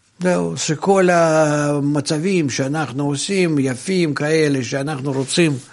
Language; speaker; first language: Hebrew; non-native, fluent; Russian